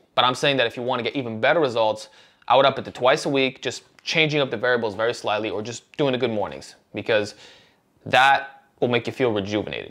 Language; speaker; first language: English; native; English